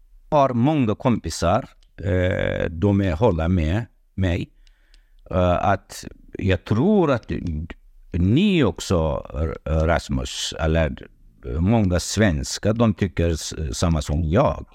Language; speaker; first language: Swedish; non-native, learner; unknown